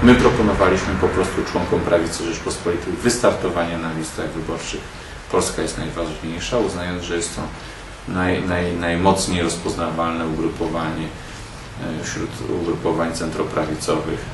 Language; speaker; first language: Polish; native; Polish